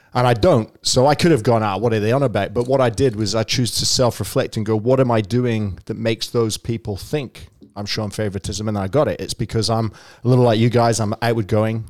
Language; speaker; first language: English; native; English